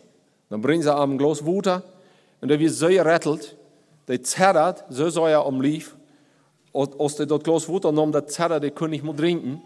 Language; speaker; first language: German; non-native, learner; Plautdietsch